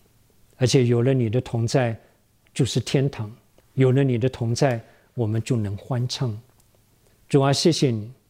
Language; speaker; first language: Chinese; native; Chinese